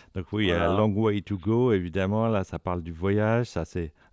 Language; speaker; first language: French; native; French